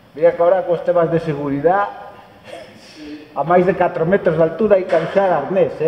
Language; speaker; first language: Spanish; non-native, local second language; Galician